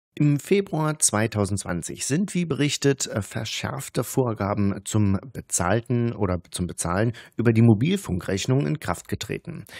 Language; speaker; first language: German; native; German